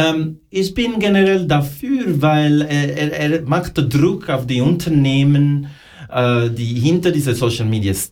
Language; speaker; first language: German; non-native, learner; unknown